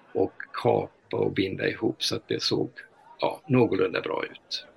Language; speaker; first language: Swedish; early bilingual, heritage; Swedish